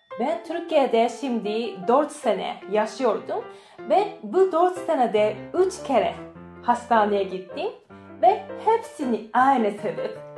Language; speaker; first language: Turkish; non-native, learner; Japanese